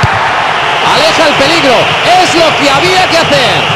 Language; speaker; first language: Spanish; native; Spanish